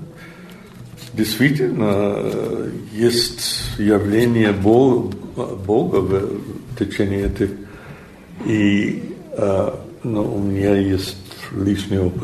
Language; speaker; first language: Russian; non-native, fluent; English